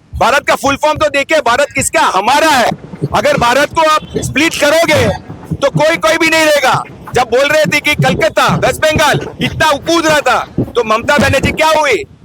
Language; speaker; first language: Hindi; non-native, local second language; Tamil